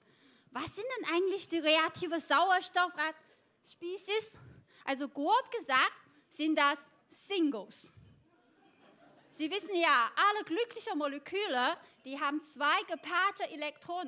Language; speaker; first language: German; non-native, fluent; Chinese